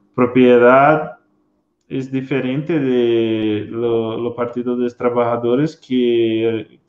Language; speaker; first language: Spanish; non-native, learner; Portuguese